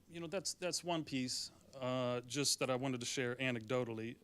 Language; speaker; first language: English; native; English